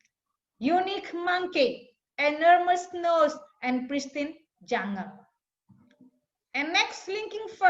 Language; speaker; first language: English; non-native, fluent; Indonesian